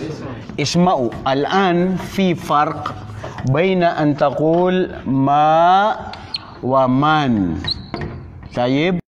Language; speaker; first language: Arabic; non-native, fluent; Filipino